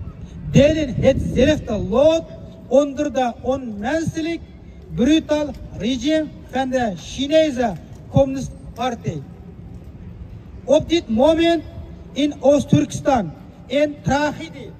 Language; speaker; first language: Dutch; non-native, fluent; Uyghur